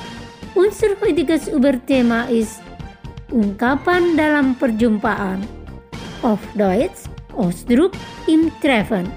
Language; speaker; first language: German; non-native, fluent; Indonesian